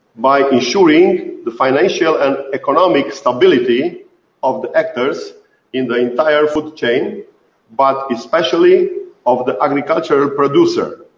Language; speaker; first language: English; non-native, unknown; Romanian